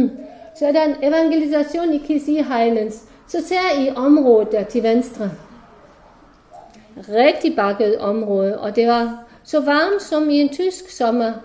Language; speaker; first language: Danish; non-native, fluent; German